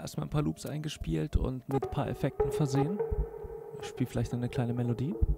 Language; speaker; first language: German; native; German